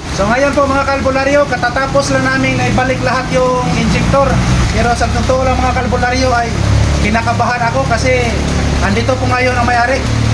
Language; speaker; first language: Filipino; native; Filipino